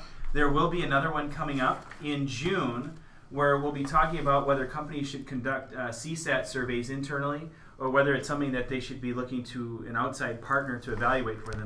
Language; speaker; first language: English; native; English